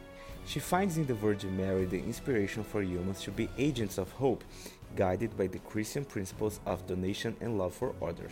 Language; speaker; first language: English; non-native, fluent; Portuguese